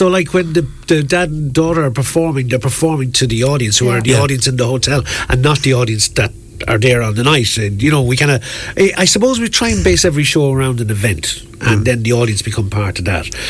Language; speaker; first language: English; native; English